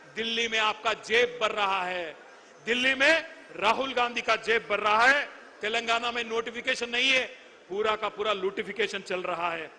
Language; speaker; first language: Hindi; non-native, local second language; Telugu